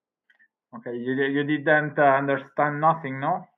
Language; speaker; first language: English; non-native, learner; Spanish